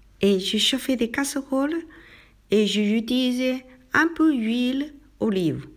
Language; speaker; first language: French; non-native, learner; Chinese